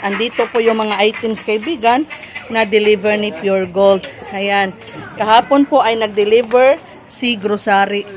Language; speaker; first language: Filipino; non-native, local second language; Cebuano